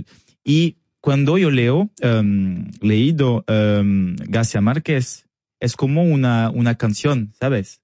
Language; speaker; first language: Spanish; non-native, learner; French